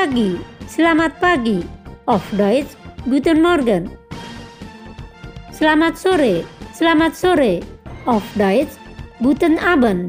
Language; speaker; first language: German; non-native, fluent; Indonesian